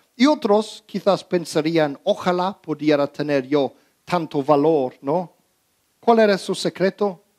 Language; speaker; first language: Spanish; early bilingual, heritage; Spanish